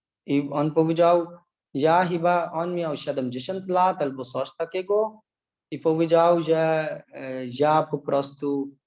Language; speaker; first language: Polish; non-native, learner; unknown